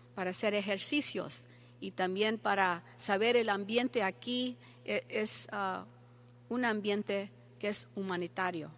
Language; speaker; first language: Spanish; early bilingual, heritage; Spanish